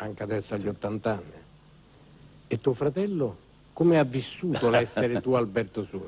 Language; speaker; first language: Italian; native; Italian